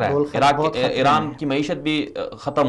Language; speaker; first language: Urdu; native; Urdu